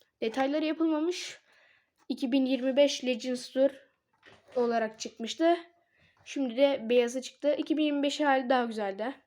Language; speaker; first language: Turkish; native; Turkish